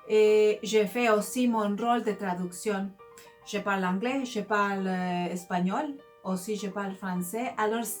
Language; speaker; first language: French; non-native, fluent; Spanish